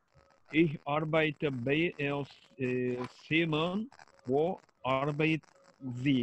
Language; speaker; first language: German; non-native, learner; Turkish